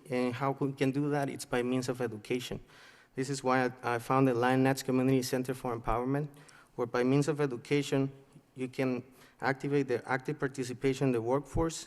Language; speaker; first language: English; non-native, fluent; Spanish